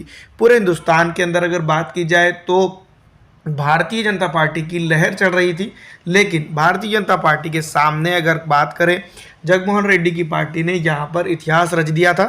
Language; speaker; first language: Hindi; native; Hindi